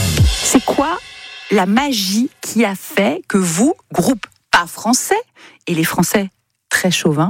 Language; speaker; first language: French; native; French